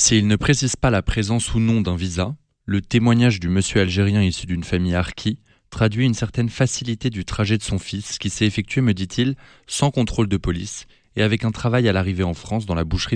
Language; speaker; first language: French; native; French